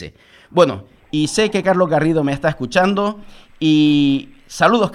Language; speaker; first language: Spanish; native; Spanish